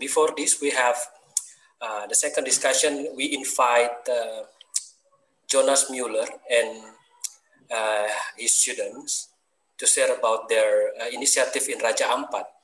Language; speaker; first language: English; non-native, learner; Indonesian